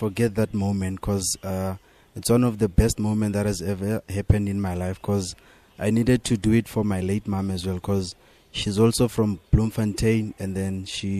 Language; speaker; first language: English; non-native, local second language; Zulu